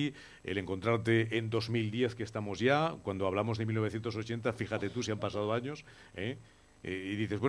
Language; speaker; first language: Spanish; native; Spanish